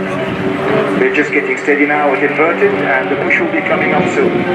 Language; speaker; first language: English; non-native, fluent; Arabic